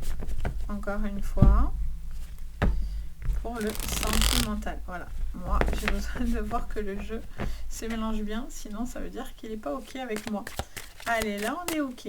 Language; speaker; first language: French; native; French